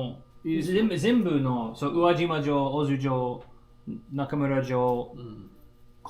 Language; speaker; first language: Japanese; non-native, learner; English